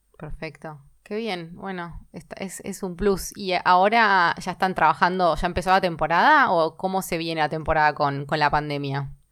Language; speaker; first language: Spanish; native; Spanish